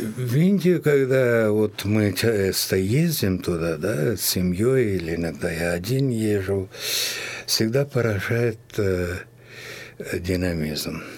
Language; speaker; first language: Russian; non-native, fluent; Hindi